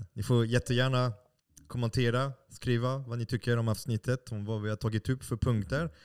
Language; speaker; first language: Swedish; non-native, fluent; French